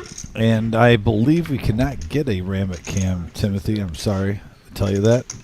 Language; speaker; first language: English; native; English